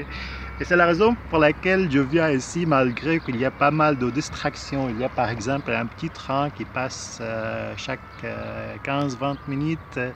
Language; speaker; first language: French; non-native, fluent; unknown